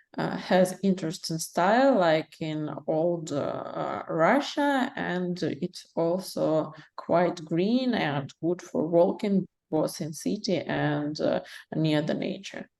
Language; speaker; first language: English; non-native, learner; Russian